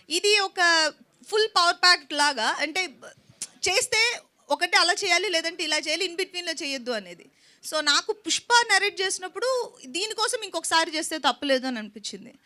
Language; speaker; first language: Telugu; native; Telugu